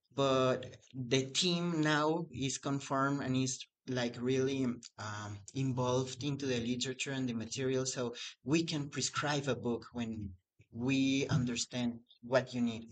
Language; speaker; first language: English; non-native, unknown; Spanish